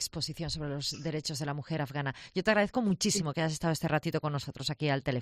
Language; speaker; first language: Spanish; native; Spanish